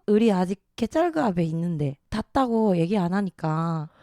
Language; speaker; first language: Korean; early bilingual, heritage; Japanese